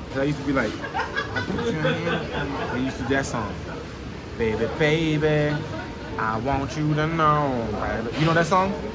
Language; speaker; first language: English; early bilingual, other home language; Spanish